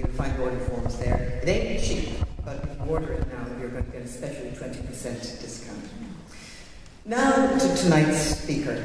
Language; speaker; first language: English; native; English